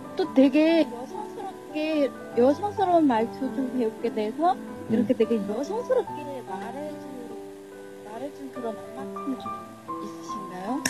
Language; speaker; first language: Korean; non-native, learner; Chinese